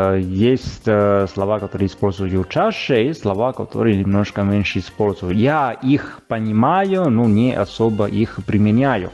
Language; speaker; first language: Russian; non-native, fluent; Italian